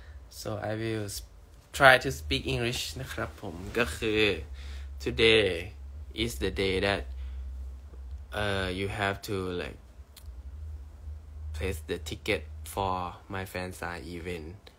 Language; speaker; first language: English; non-native, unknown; Thai